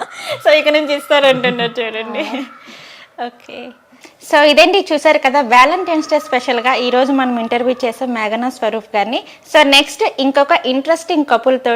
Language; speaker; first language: Telugu; native; Telugu